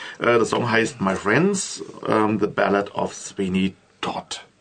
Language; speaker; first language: German; native; German